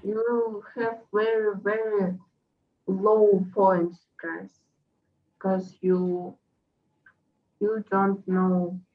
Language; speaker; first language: English; non-native, fluent; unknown